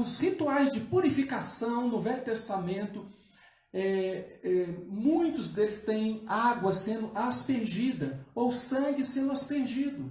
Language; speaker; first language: Portuguese; native; Portuguese